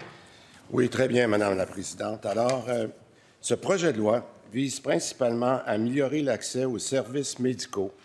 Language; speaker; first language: French; native; French